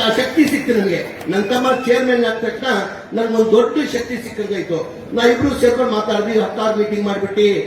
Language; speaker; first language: Kannada; non-native, local second language; Urdu